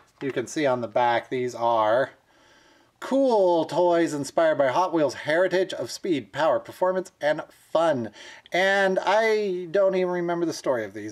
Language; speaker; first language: English; native; English